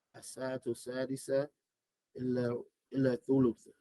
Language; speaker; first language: Arabic; non-native, learner; English